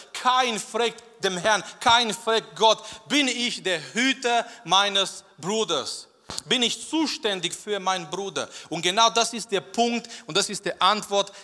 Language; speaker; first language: German; non-native, fluent; Romanian